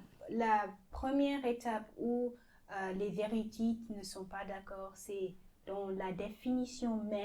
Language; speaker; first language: French; non-native, fluent; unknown